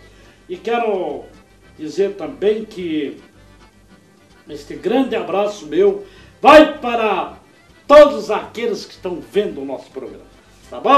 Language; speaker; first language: Portuguese; native; Portuguese